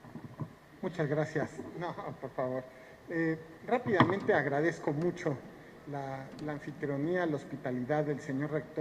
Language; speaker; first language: Spanish; native; Spanish